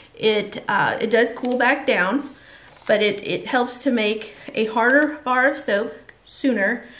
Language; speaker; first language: English; native; English